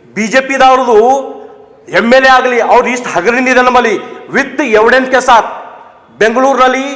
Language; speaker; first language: Kannada; non-native, local second language; Lambadi